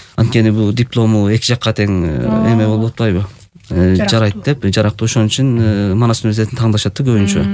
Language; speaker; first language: Kyrgyz; early bilingual, heritage; Kyrgyz